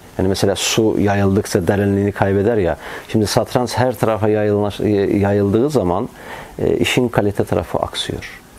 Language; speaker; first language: Turkish; non-native, fluent; Azerbaijani